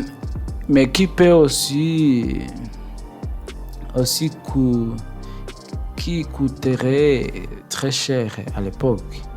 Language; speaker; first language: French; non-native, learner; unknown